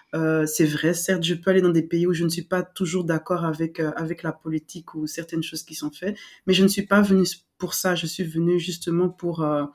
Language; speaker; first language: French; non-native, local second language; Lingala